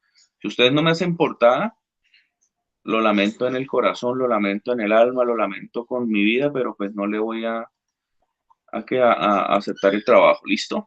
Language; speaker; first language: Spanish; native; Spanish